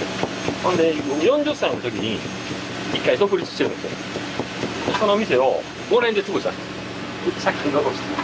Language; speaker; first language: Japanese; native; Japanese